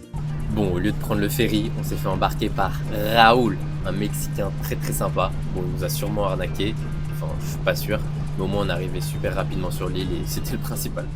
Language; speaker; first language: French; native; French